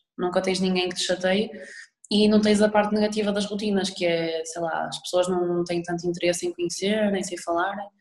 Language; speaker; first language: Portuguese; native; Portuguese